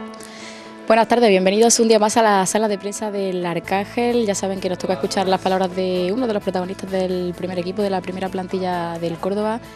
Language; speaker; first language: Spanish; native; Spanish